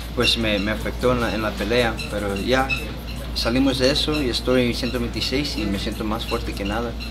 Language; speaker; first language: Spanish; early bilingual, heritage; Spanish